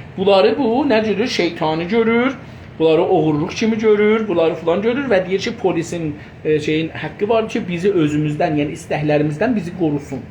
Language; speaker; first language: Azerbaijani; native; Azerbaijani